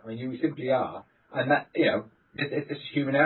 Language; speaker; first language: English; native; English